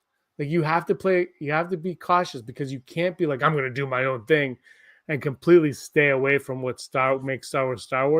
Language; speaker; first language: English; native; English